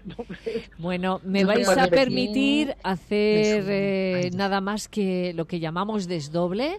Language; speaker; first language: Spanish; native; Spanish